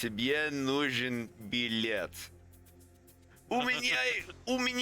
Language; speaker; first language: Russian; non-native, learner; English